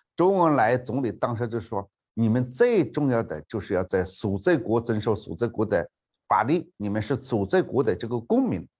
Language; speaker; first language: Chinese; native; Chinese